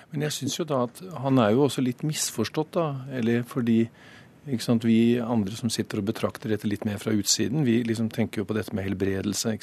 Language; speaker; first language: Norwegian; native; Norwegian